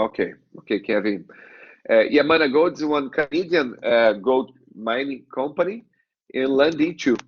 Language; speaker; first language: English; non-native, learner; Portuguese